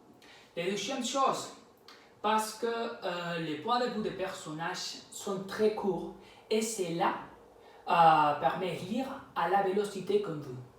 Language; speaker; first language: French; non-native, learner; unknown